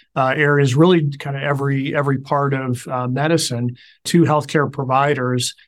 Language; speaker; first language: English; native; English